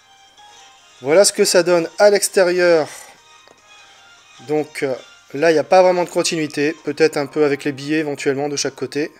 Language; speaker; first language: French; native; French